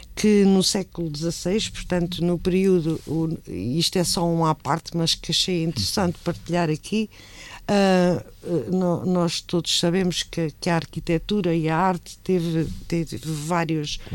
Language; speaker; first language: Portuguese; native; Portuguese